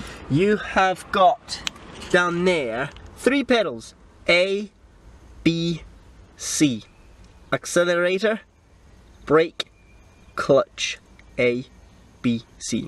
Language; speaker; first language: English; native; English